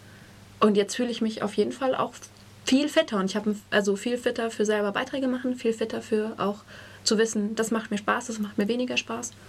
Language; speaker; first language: German; native; German